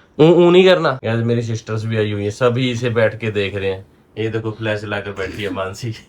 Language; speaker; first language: Hindi; non-native, local second language; Punjabi